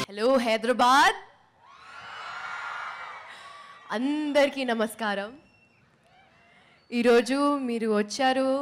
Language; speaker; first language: Telugu; non-native, local second language; Hindi